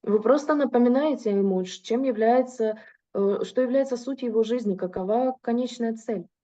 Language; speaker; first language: Russian; native; Russian